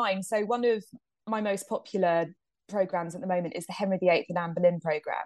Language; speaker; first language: English; native; English